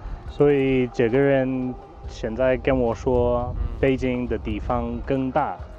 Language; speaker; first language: Chinese; non-native, learner; English